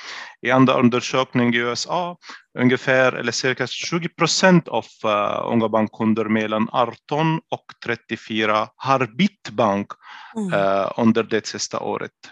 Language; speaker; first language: Swedish; non-native, fluent; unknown